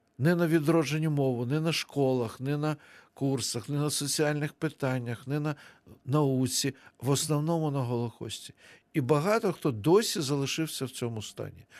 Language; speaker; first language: Ukrainian; non-native, local second language; Russian